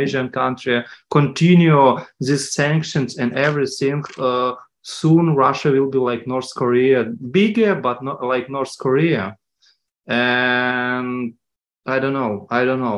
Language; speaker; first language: English; non-native, learner; Ukrainian